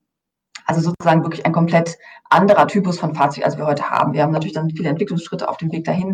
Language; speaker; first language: German; native; German